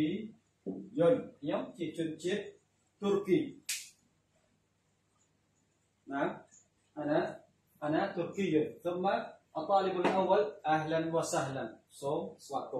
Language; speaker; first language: Arabic; non-native, fluent; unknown